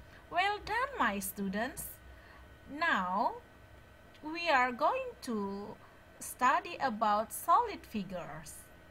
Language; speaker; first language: English; non-native, learner; Indonesian